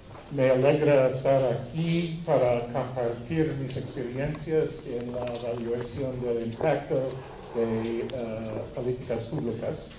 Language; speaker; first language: Spanish; non-native, learner; English